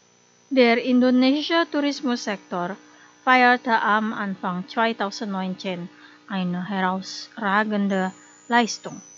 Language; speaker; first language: German; non-native, fluent; Indonesian